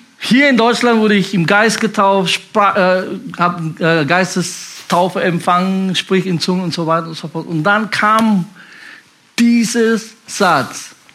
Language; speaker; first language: German; non-native, fluent; Indonesian